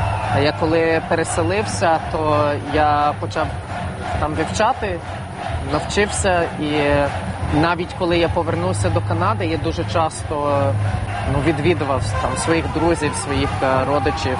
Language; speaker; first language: Ukrainian; non-native, fluent; English